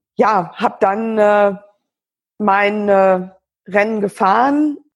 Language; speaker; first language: German; native; German